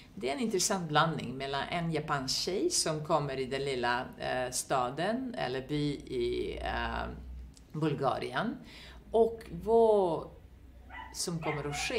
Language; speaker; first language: Swedish; non-native, fluent; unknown